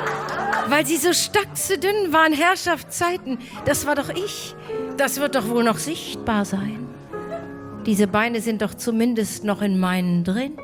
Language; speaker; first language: German; native; German